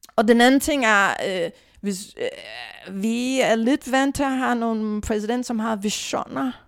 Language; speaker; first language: Danish; non-native, fluent; English